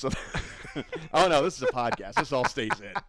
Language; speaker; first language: English; native; English